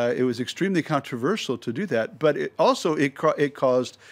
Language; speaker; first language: English; native; English